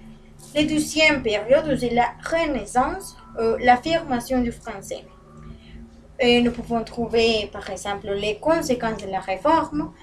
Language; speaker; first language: French; non-native, learner; Spanish